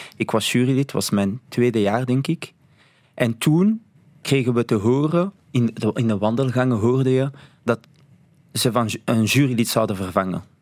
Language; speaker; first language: Dutch; early bilingual, other home language; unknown